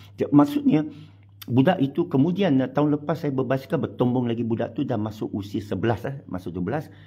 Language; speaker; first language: Malay; non-native, local second language; Chinese